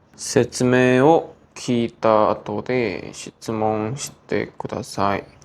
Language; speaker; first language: Japanese; non-native, learner; Korean